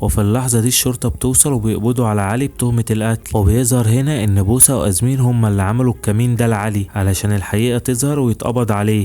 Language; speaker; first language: Arabic; native; Arabic